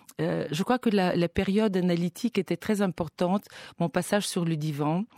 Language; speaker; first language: French; non-native, fluent; Bulgarian